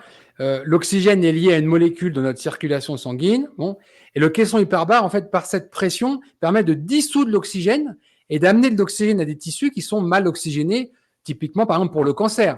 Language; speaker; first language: French; native; French